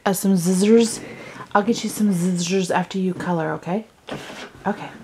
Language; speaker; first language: English; native; English